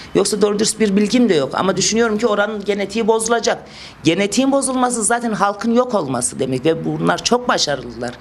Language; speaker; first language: Turkish; native; Turkish